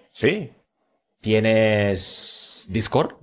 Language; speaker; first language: Spanish; non-native, fluent; Indonesian